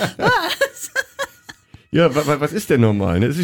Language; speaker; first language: German; native; German